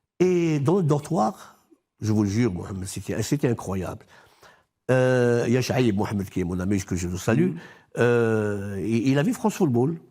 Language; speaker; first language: French; non-native, local second language; Arabic